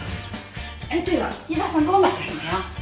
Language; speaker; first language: Chinese; native; Chinese